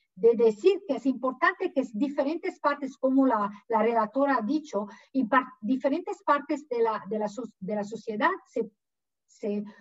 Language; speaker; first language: Spanish; non-native, fluent; Italian